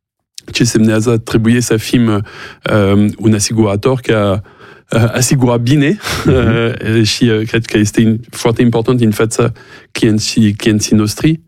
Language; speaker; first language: Romanian; non-native, learner; French